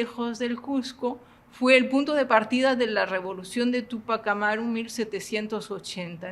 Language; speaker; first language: Spanish; non-native, fluent; French